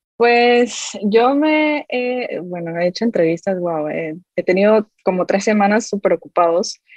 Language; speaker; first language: Spanish; native; Spanish